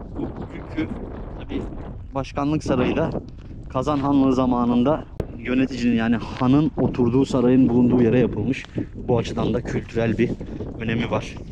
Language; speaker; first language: Turkish; native; Turkish